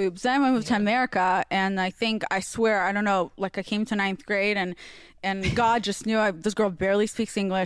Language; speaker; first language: English; non-native, fluent; Hebrew